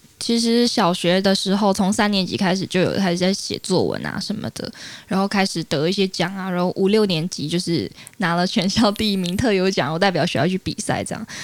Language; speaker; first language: Chinese; native; Chinese